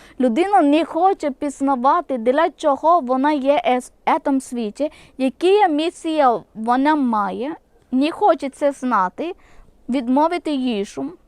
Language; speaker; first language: Ukrainian; non-native, local second language; Malayalam